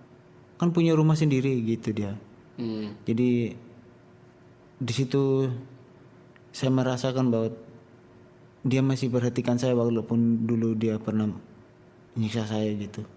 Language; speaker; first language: Indonesian; non-native, local second language; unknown